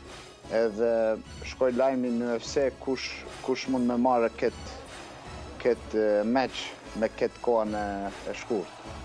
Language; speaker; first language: Albanian; early bilingual, heritage; Albanian